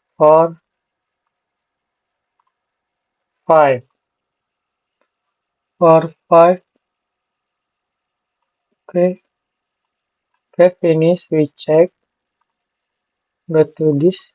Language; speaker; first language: English; non-native, learner; Indonesian